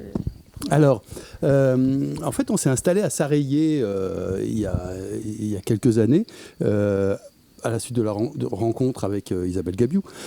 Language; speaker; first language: French; native; French